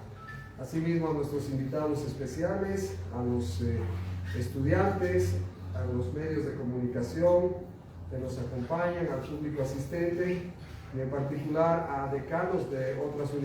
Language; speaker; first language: Spanish; native; Spanish